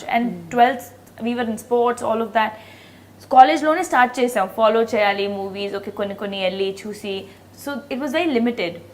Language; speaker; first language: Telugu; non-native, local second language; Hindi